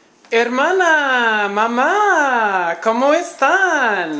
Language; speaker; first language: Spanish; non-native, fluent; English